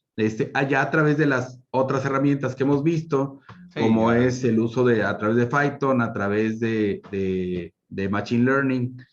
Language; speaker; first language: Spanish; native; Spanish